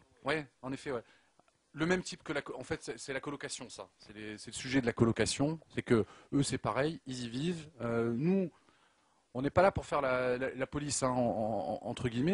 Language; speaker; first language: French; native; French